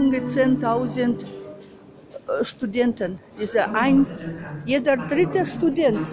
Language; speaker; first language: German; non-native, learner; Russian